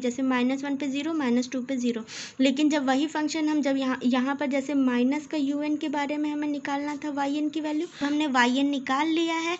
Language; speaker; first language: Hindi; native; Hindi